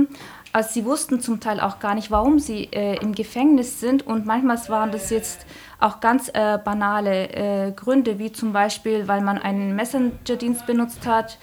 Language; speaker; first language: German; non-native, local second language; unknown